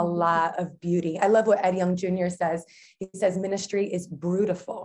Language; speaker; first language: English; native; English